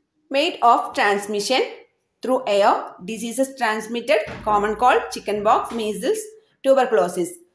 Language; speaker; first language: English; non-native, local second language; Malayalam